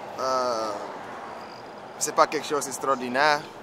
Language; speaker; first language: French; non-native, learner; English